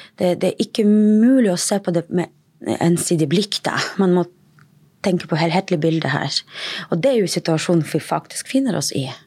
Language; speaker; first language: Norwegian; non-native, fluent; Russian